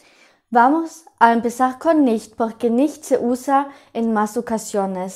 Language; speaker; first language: Spanish; non-native, fluent; German